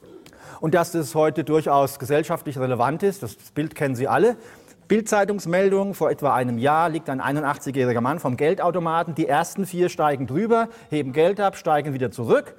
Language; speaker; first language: German; native; German